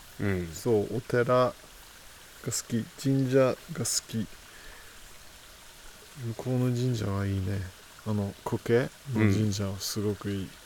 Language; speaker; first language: Japanese; non-native, fluent; English